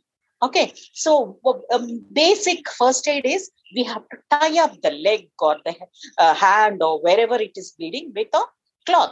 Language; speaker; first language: English; non-native, local second language; Telugu